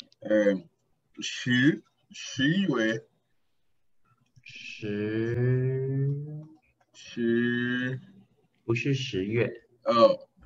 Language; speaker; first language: Chinese; non-native, learner; Spanish